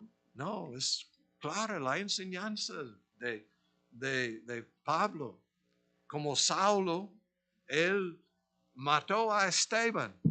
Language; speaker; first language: Spanish; non-native, fluent; English